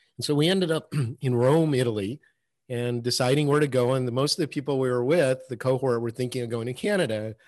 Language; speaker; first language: English; early bilingual, other home language; Russian